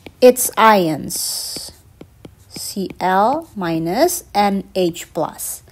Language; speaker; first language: English; non-native, fluent; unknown